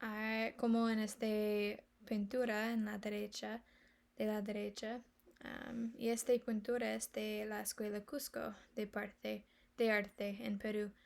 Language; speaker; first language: Spanish; non-native, learner; English